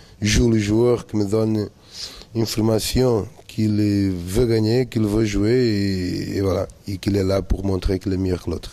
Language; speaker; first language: French; non-native, learner; Portuguese